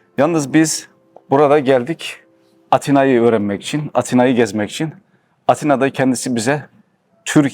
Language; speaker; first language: Turkish; native; Turkish